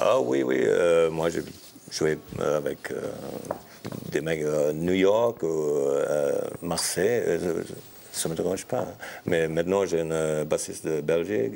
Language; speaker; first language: French; non-native, learner; English